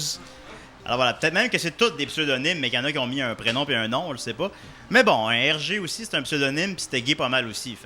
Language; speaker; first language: French; native; French